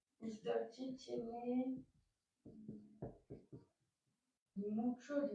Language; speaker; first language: Spanish; non-native, learner; French